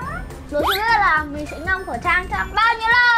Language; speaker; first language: Vietnamese; native; Vietnamese